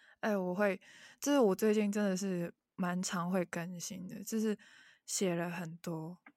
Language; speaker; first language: Chinese; non-native, local second language; Cantonese